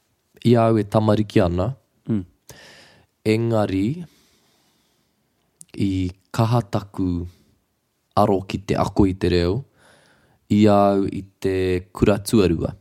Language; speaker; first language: Māori; non-native, local second language; English